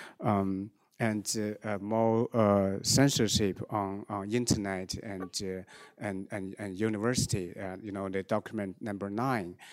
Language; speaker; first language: English; non-native, fluent; Chinese